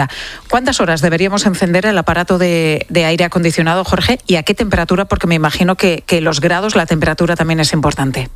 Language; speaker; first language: Spanish; native; Spanish